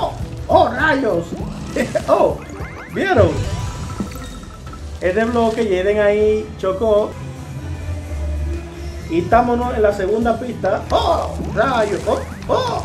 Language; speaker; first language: Spanish; native; Spanish